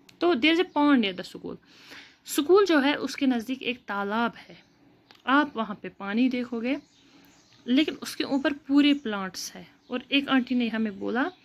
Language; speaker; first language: Urdu; non-native, local second language; Kashmiri